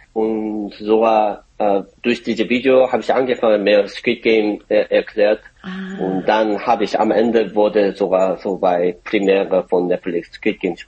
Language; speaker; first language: German; non-native, fluent; Korean